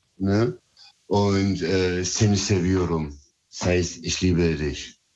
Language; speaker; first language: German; early bilingual, other home language; Turkish